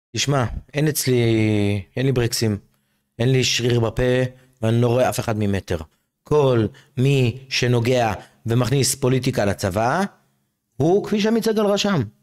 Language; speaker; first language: Hebrew; native; Hebrew